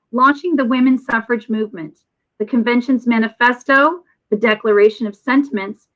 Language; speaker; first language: English; native; English